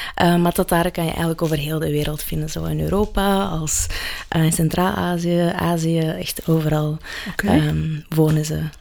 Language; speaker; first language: Dutch; early bilingual, other home language; Russian